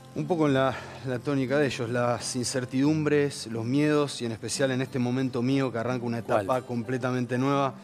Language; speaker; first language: Spanish; native; Spanish